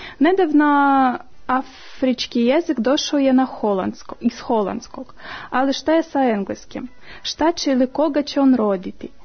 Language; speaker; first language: Serbian; non-native, fluent; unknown